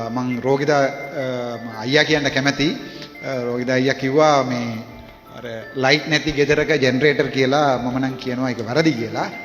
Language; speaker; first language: Sinhala; non-native, local second language; Tamil